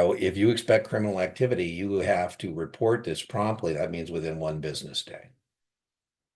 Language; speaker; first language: English; native; English